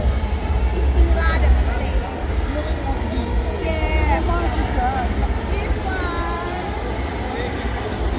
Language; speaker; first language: English; non-native, learner; Thai